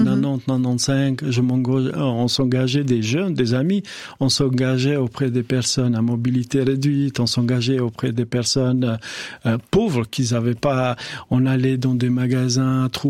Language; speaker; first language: French; non-native, fluent; Albanian